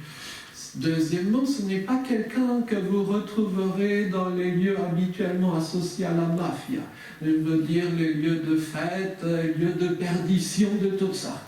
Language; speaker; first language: French; native; French